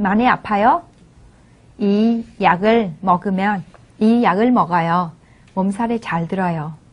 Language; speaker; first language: Korean; non-native, fluent; Vietnamese